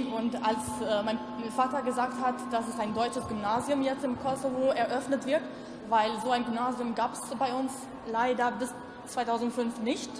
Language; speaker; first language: German; non-native, local second language; Albanian